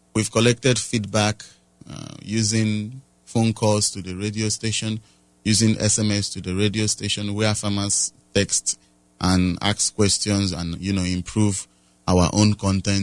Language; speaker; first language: English; non-native, local second language; Igbo